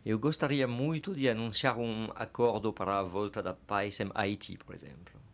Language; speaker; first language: Portuguese; non-native, fluent; French